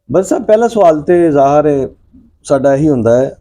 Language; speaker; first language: Urdu; non-native, local second language; Punjabi